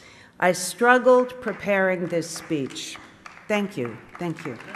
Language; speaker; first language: English; native; English